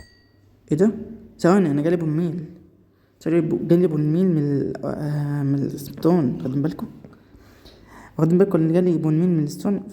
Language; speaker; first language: Arabic; native; Arabic